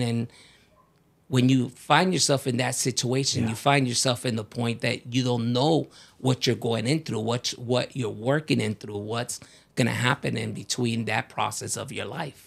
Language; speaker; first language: English; early bilingual, other home language; Spanish